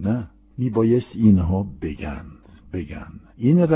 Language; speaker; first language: Persian; non-native, fluent; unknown